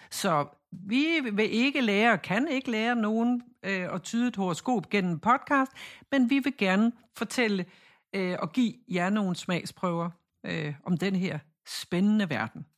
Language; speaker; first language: Danish; native; Danish